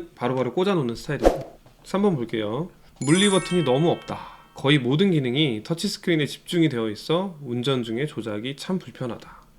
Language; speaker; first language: Korean; native; Korean